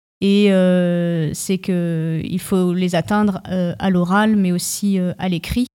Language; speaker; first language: French; native; French